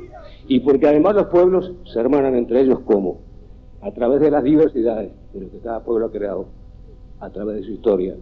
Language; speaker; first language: Spanish; native; Spanish